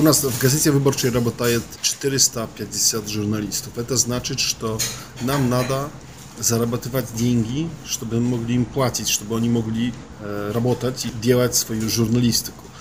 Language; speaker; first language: Russian; non-native, fluent; Polish